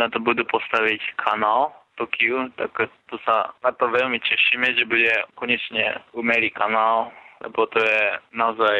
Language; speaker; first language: Slovak; non-native, fluent; Japanese